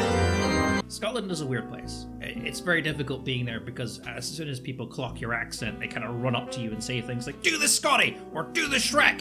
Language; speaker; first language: English; native; English